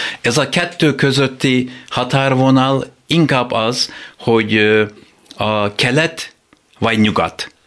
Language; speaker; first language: Hungarian; non-native, fluent; Turkish